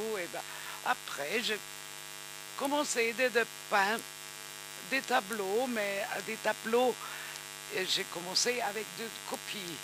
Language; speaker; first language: French; non-native, fluent; German